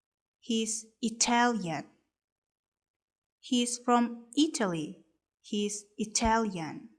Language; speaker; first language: English; non-native, fluent; Kyrgyz